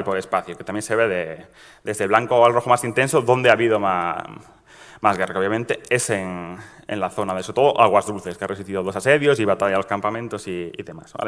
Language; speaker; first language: Spanish; native; Spanish